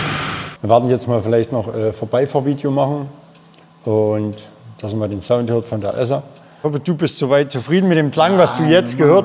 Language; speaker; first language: German; native; German